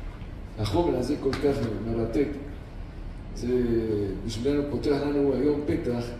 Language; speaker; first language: Hebrew; non-native, fluent; Spanish